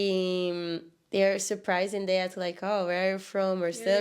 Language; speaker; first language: English; non-native, learner; Portuguese